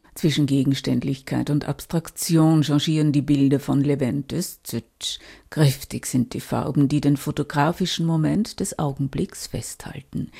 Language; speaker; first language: German; native; German